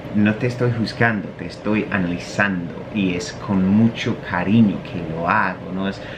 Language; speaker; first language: Spanish; non-native, fluent; English